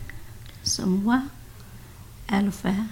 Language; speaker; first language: French; non-native, learner; Somali